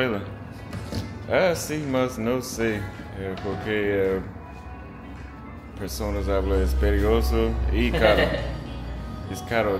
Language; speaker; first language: Spanish; non-native, learner; English